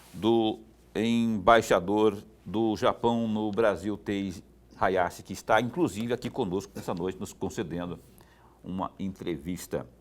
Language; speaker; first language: Portuguese; native; Portuguese